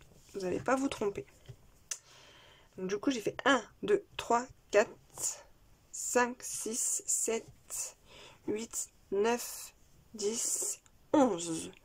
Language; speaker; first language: French; native; French